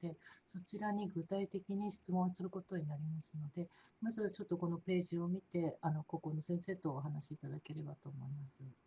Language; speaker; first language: Japanese; native; Japanese